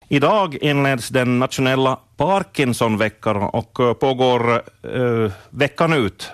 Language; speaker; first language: Swedish; native; Swedish